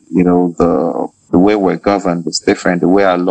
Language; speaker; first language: English; non-native, local second language; Igbo